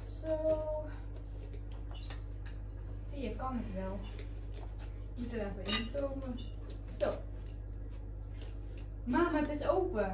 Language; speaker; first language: Dutch; native; Dutch